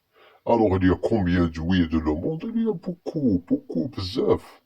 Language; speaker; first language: French; non-native, learner; Arabic